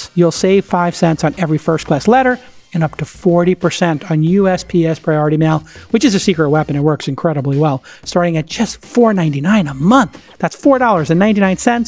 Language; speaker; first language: English; native; English